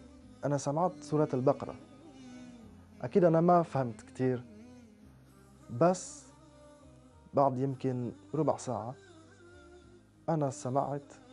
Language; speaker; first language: Arabic; non-native, learner; French